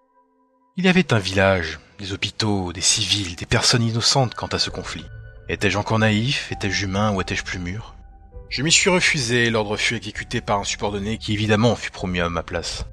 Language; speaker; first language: French; native; French